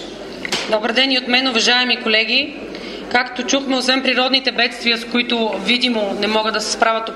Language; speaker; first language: Bulgarian; native; Bulgarian